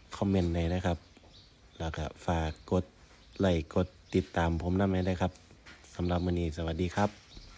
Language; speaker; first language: Thai; native; Thai